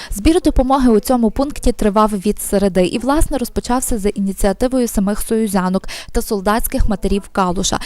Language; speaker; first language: Ukrainian; native; Ukrainian